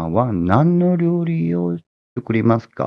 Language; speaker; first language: Japanese; non-native, fluent; Korean